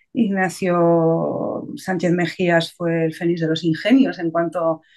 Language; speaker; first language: Spanish; native; Spanish